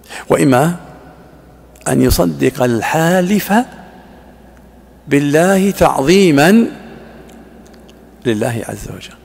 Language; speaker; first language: Arabic; native; Arabic